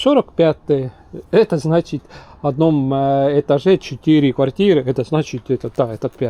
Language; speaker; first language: Russian; non-native, local second language; Estonian